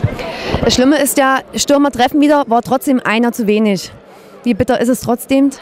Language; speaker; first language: German; native; German